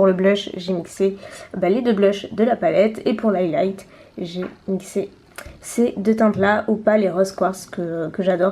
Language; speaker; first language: French; native; French